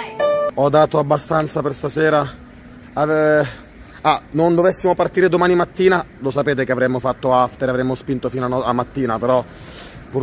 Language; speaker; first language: Italian; native; Italian